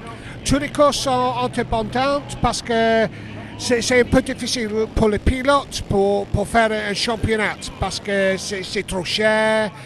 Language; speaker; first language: French; non-native, learner; English